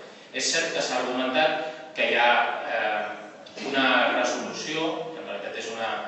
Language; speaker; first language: Catalan; native; Catalan